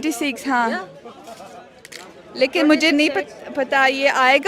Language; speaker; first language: Hindi; non-native, learner; Russian